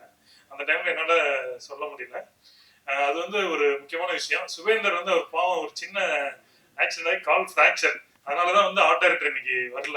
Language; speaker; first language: Tamil; native; Tamil